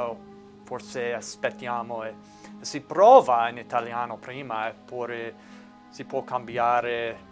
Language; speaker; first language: Italian; non-native, learner; English